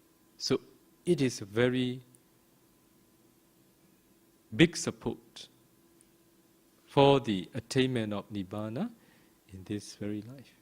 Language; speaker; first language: English; non-native, fluent; Burmese